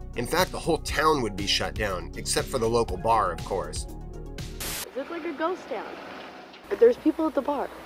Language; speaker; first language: English; native; English